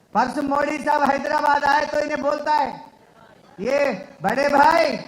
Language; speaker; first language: Hindi; non-native, local second language; Telugu